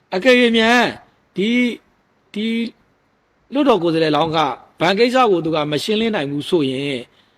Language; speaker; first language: Burmese; native; Burmese